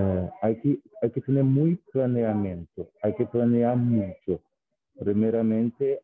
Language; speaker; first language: Spanish; non-native, fluent; Portuguese